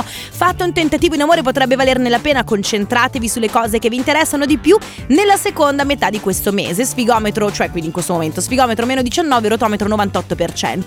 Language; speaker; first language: Italian; native; Italian